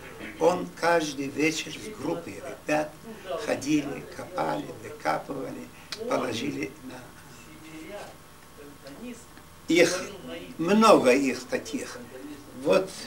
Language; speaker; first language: Russian; non-native, local second language; Yiddish